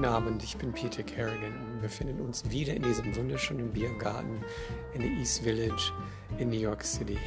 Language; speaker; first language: German; non-native, fluent; English